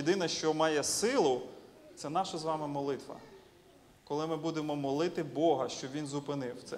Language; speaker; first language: Ukrainian; native; Ukrainian